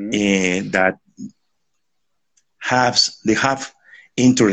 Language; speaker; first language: English; non-native, learner; Spanish